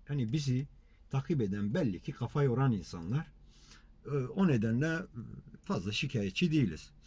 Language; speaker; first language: Turkish; non-native, local second language; Kurdish